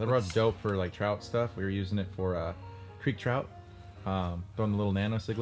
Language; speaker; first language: English; native; English